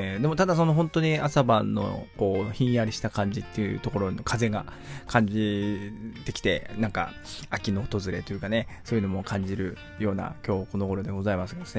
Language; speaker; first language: Japanese; native; Japanese